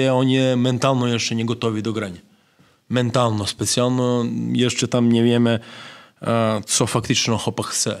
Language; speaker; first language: Polish; non-native, fluent; Serbian